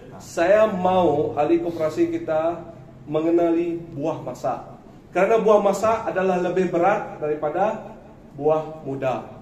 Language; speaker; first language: Malay; non-native, local second language; Iban